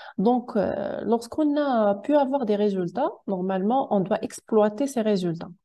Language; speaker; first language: French; non-native, local second language; Arabic